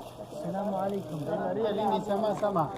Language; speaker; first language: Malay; non-native, learner; Arabic